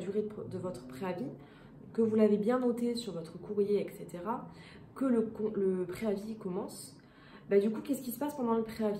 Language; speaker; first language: French; native; French